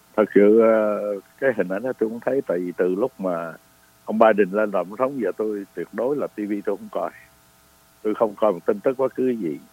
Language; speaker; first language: Vietnamese; native; Vietnamese